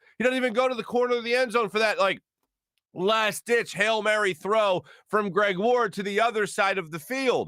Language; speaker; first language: English; native; English